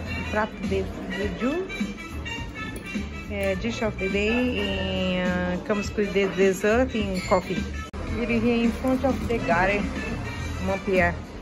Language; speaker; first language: English; non-native, learner; Portuguese